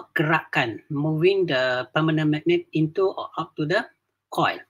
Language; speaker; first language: English; non-native, local second language; Malay